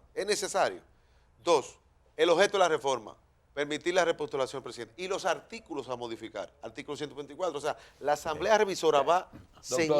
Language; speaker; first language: Spanish; native; Spanish